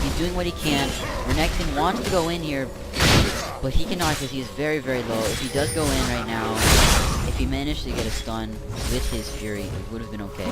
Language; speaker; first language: English; native; English